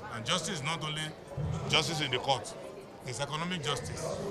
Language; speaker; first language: English; non-native, local second language; Yoruba